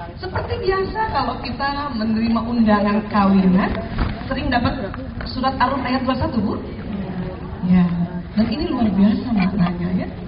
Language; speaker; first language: Indonesian; native; Indonesian